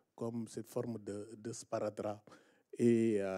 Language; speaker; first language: French; non-native, local second language; Wolof